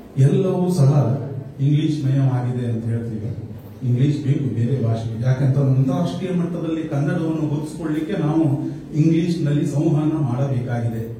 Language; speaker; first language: Kannada; native; Kannada